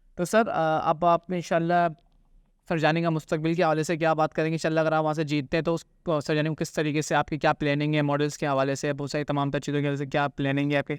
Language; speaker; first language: Urdu; native; Urdu